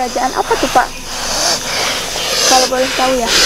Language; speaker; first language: Indonesian; native; Indonesian